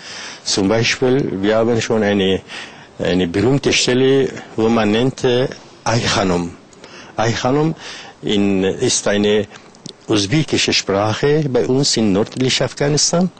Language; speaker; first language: German; non-native, learner; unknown